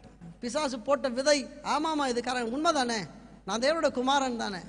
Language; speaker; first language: Tamil; native; Tamil